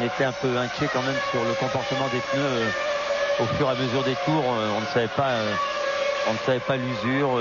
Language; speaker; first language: French; native; French